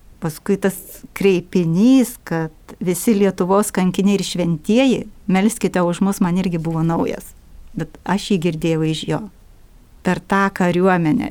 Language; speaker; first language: Lithuanian; native; Lithuanian